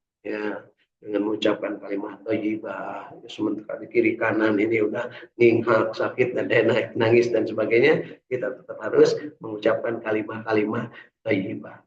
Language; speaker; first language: Indonesian; native; Indonesian